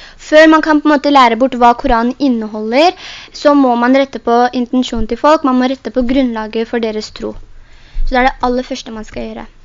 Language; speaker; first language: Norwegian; early bilingual, other home language; Urdu